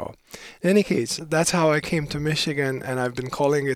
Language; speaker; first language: English; non-native, fluent; Bosnian